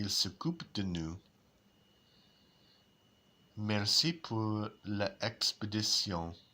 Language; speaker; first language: French; non-native, learner; English